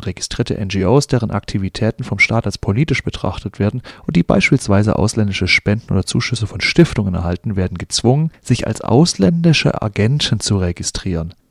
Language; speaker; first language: German; native; German